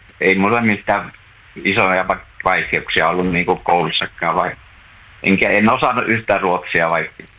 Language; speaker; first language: Finnish; native; Finnish